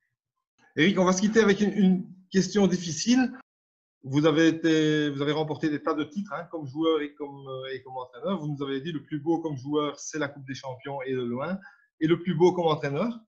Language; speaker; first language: French; native; French